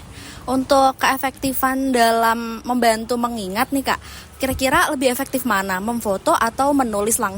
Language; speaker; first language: Indonesian; native; Indonesian